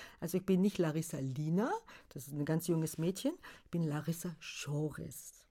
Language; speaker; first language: German; non-native, fluent; Bulgarian